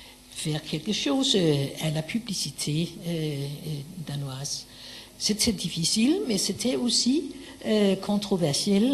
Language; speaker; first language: French; non-native, fluent; Danish